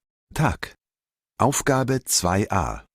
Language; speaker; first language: German; non-native, learner; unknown